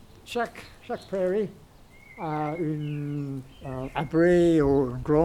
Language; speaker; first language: French; non-native, learner; English